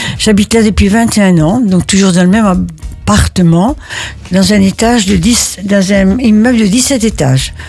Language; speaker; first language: French; early bilingual, other home language; Italian